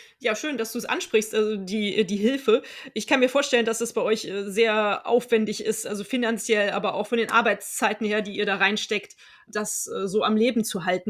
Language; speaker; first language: German; native; German